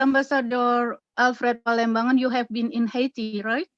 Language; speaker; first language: English; non-native, fluent; Indonesian